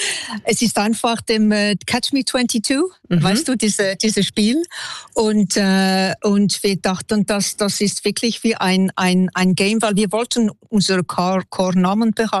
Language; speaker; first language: German; non-native, local second language; French